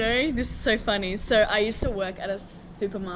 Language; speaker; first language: English; non-native, fluent; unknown